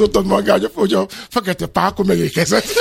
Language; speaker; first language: Hungarian; non-native, fluent; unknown